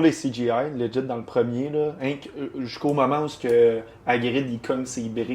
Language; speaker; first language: French; native; French